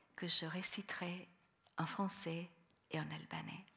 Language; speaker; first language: French; non-native, fluent; Albanian